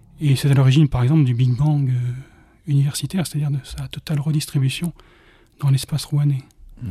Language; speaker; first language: French; native; French